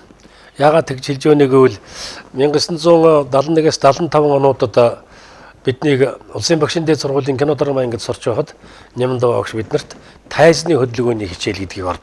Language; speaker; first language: Mongolian; native; Mongolian